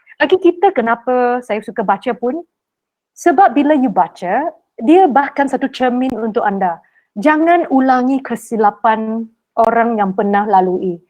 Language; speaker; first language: Malay; non-native, local second language; Min Nan Chinese